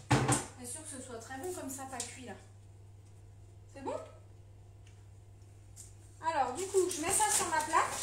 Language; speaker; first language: French; native; French